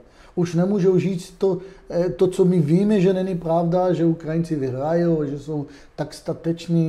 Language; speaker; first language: Czech; non-native, fluent; Hebrew